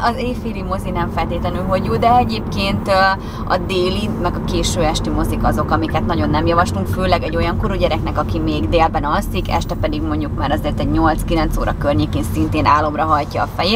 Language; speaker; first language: Hungarian; native; Hungarian